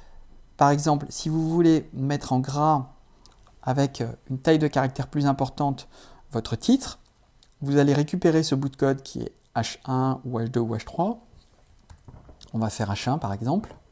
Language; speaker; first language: French; native; French